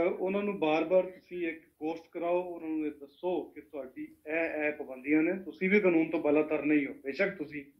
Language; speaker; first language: Punjabi; native; Punjabi